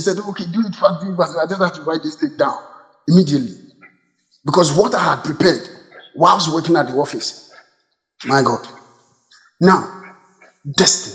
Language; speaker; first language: English; non-native, local second language; Akan